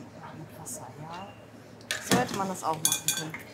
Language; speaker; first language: German; native; German